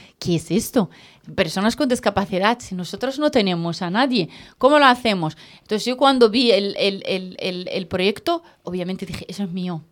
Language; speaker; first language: Spanish; non-native, fluent; Arabic